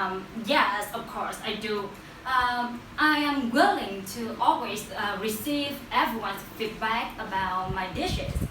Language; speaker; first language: English; non-native, learner; Vietnamese